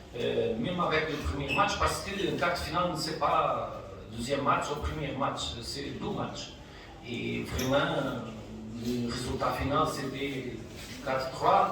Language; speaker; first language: French; non-native, fluent; Portuguese